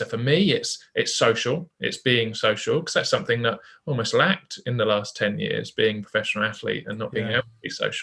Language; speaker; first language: English; native; English